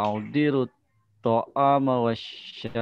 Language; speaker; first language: Arabic; non-native, learner; Indonesian